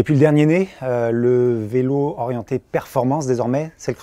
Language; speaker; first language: French; native; French